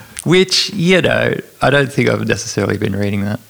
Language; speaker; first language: English; native; English